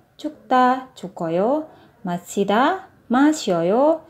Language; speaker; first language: Korean; non-native, local second language; Indonesian